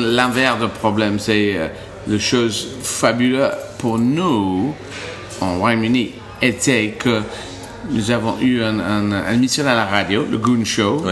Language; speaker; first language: French; non-native, learner; English